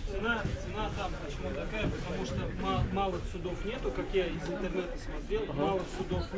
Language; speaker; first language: Russian; native; Russian